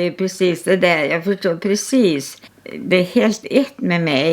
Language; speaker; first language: Swedish; native; Swedish